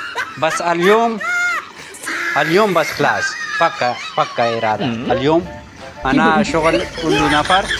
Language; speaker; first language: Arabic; non-native, learner; Pashto